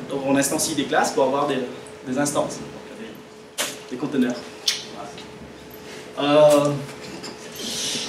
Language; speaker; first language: French; native; French